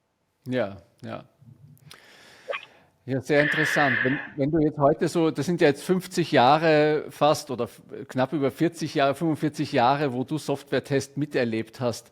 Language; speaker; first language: German; native; German